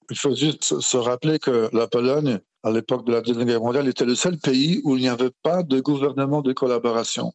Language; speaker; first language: French; non-native, fluent; Polish